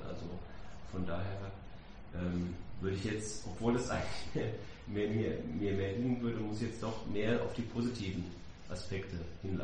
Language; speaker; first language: German; native; German